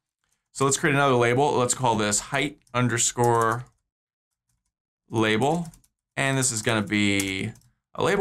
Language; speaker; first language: English; native; English